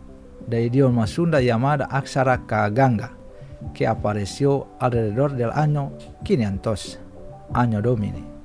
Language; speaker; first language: Spanish; non-native, fluent; Indonesian